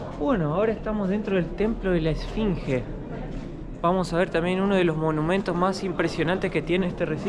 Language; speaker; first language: Spanish; native; Spanish